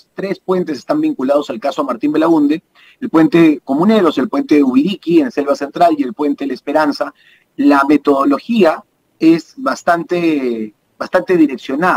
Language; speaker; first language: Spanish; native; Spanish